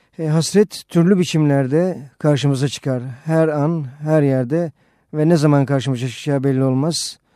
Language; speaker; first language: Turkish; native; Turkish